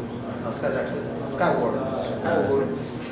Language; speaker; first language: Portuguese; non-native, learner; Russian